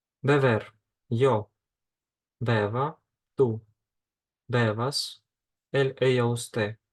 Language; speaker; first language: Spanish; non-native, fluent; Ukrainian